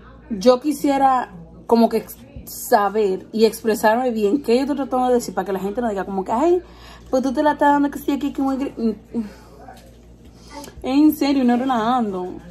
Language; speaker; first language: Spanish; early bilingual, heritage; Spanish